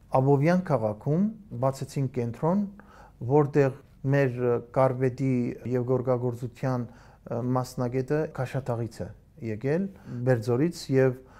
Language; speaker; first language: Armenian; early bilingual, heritage; Armenian